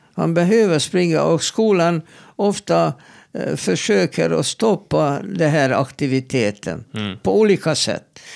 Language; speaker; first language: Swedish; non-native, fluent; Hungarian